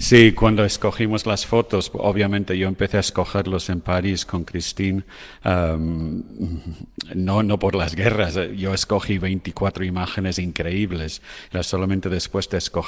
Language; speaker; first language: Spanish; non-native, fluent; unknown